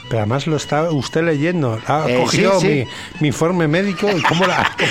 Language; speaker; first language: Spanish; native; Spanish